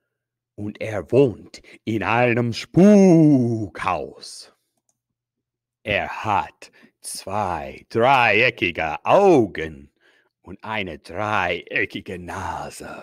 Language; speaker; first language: German; non-native, fluent; English